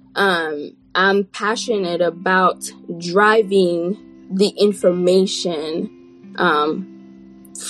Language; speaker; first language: English; non-native, fluent; French